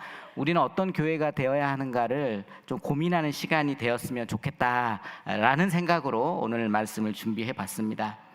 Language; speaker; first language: Korean; native; Korean